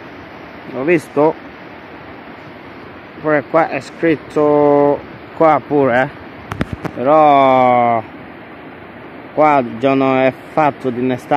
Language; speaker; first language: Italian; non-native, learner; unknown